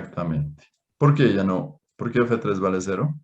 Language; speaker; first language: Spanish; native; Spanish